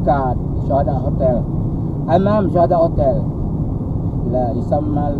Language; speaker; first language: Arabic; non-native, learner; Malay